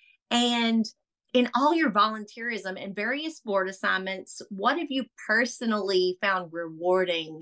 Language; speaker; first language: English; native; English